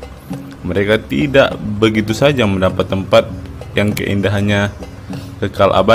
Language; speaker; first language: Indonesian; native; Indonesian